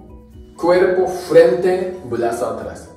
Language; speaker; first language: Spanish; non-native, learner; Japanese